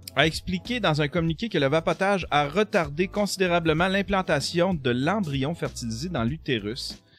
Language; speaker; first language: French; native; French